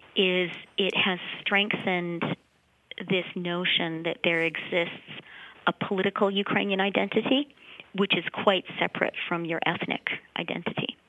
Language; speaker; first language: English; early bilingual, other home language; Ukrainian